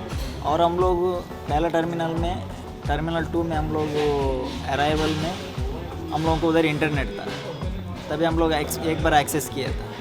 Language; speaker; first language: Hindi; non-native, local second language; Tulu